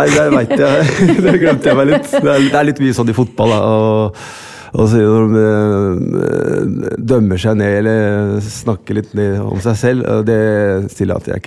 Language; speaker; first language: Norwegian; non-native, fluent; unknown